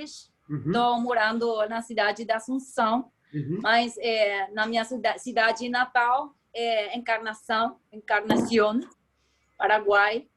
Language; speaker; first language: Portuguese; non-native, learner; Spanish